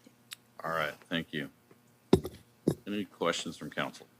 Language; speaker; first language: English; native; English